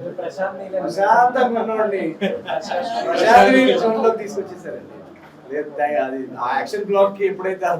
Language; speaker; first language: Telugu; native; Telugu